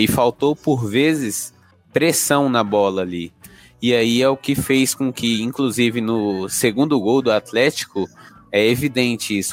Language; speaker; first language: Portuguese; native; Portuguese